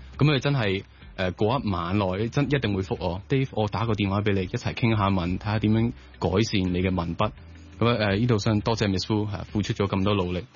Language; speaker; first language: Cantonese; native; Cantonese